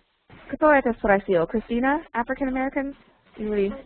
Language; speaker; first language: Russian; non-native, learner; English